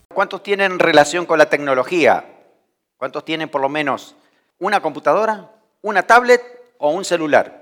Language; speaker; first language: Spanish; native; Spanish